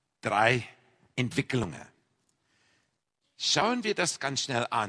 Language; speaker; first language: German; non-native, fluent; English